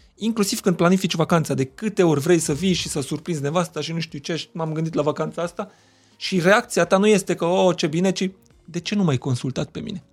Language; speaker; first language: Romanian; non-native, local second language; Hungarian